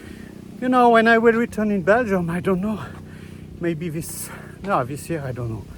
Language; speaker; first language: English; non-native, learner; French